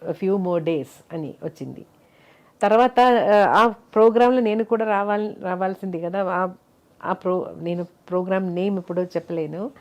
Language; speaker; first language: Telugu; non-native, local second language; Malayalam